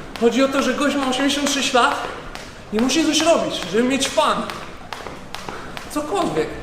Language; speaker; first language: Polish; native; Polish